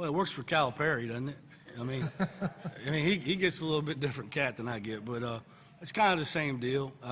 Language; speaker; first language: English; native; English